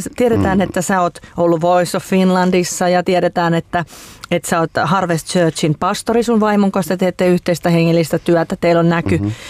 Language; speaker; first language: Finnish; native; Finnish